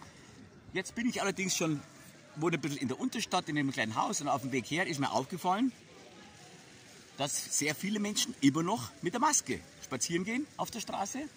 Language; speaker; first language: German; native; German